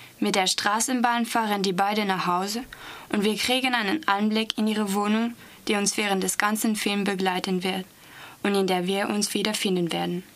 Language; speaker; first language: German; non-native, fluent; French